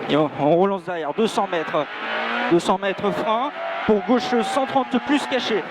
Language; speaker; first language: French; native; French